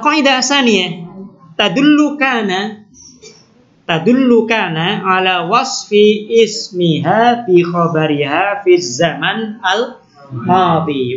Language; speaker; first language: Arabic; non-native, fluent; Indonesian